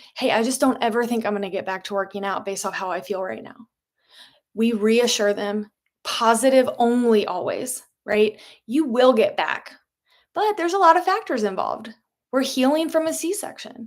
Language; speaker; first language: English; native; English